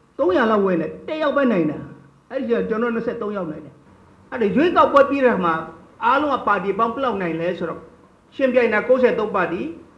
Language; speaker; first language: Burmese; non-native, local second language; Shan